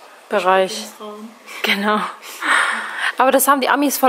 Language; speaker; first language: German; native; German